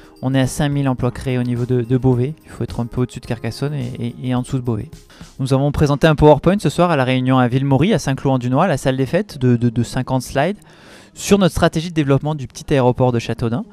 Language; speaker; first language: French; native; French